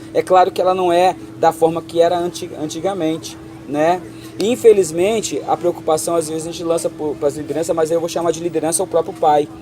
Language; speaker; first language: Portuguese; native; Portuguese